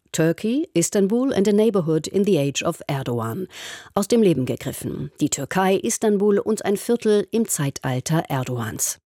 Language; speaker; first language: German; native; German